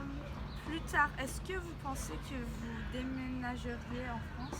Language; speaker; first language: French; non-native, learner; Turkish